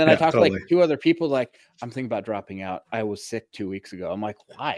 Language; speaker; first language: English; native; English